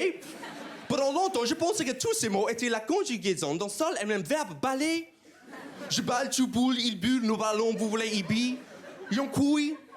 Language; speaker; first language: French; non-native, fluent; English